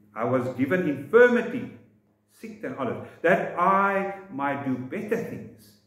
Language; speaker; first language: English; non-native, local second language; Afrikaans